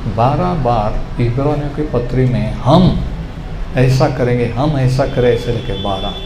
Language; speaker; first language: Hindi; non-native, local second language; Marathi